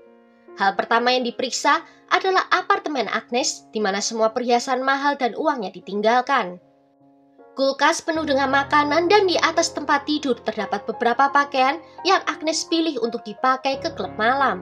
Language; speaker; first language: Indonesian; native; Indonesian